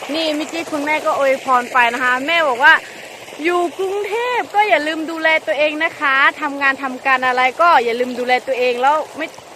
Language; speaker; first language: Thai; non-native, local second language; S'gaw Karen